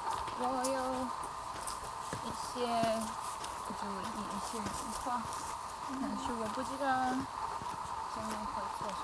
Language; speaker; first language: Chinese; non-native, fluent; Spanish